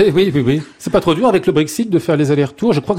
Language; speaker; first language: French; native; French